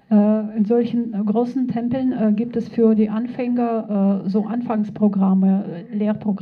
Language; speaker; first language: German; non-native, fluent; Russian